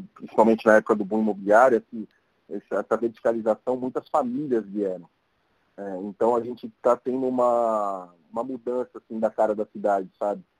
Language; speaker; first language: Portuguese; native; Portuguese